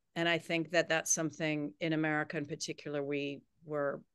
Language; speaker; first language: English; native; English